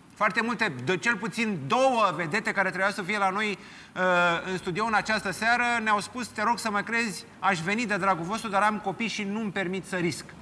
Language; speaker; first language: Romanian; native; Romanian